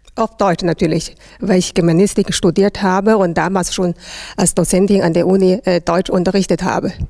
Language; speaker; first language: German; non-native, fluent; Chinese